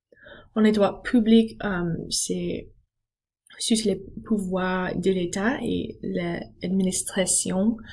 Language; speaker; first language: French; non-native, learner; English